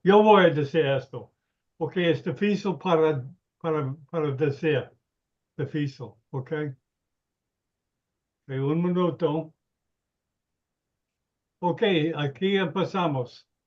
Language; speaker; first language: Spanish; non-native, learner; English